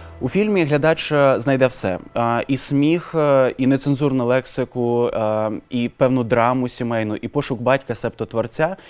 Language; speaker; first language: Ukrainian; native; Ukrainian